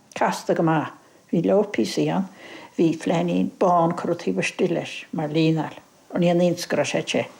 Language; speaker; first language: Irish; native; Irish